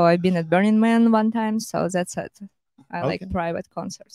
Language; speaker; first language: English; non-native, fluent; Russian